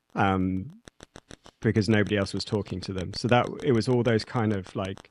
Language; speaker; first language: English; native; English